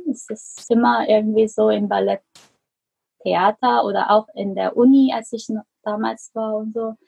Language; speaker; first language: German; non-native, fluent; Korean